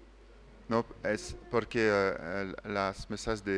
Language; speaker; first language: Spanish; non-native, fluent; French